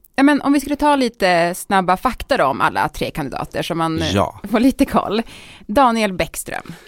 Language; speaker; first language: Swedish; native; Swedish